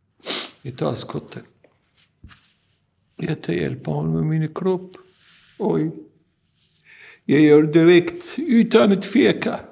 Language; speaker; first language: Swedish; non-native, learner; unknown